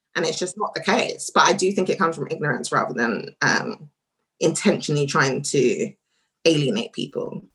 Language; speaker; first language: English; native; English